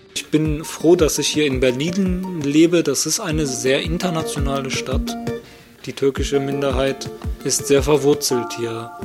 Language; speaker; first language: German; native; German